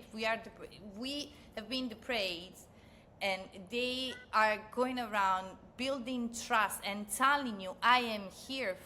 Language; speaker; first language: English; non-native, fluent; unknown